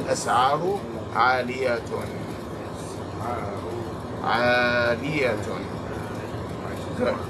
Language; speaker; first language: Arabic; early bilingual, heritage; Arabic